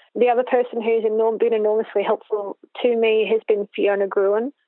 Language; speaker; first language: English; native; English